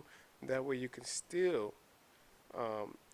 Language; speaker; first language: English; native; English